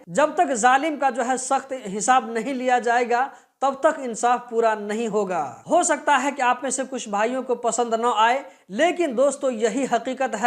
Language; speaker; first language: Hindi; native; Hindi